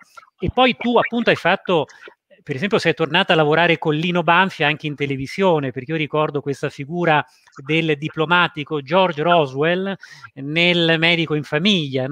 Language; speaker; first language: Italian; native; Italian